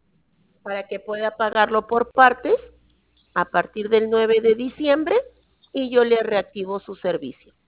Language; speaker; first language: Spanish; native; Spanish